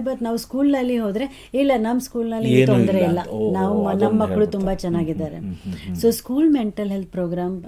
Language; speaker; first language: Kannada; non-native, local second language; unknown